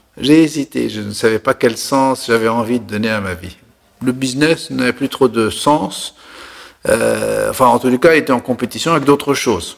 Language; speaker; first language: French; non-native, local second language; Arabic